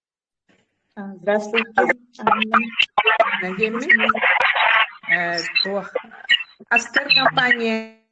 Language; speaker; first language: Russian; non-native, local second language; Yakut